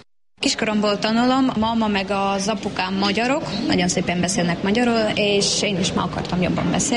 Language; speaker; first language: Hungarian; non-native, learner; Ukrainian